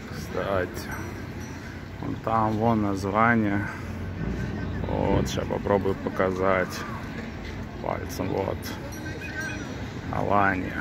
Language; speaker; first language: Russian; native; Russian